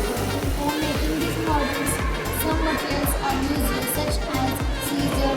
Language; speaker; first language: English; non-native, learner; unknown